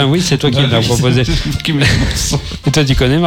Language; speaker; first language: French; native; French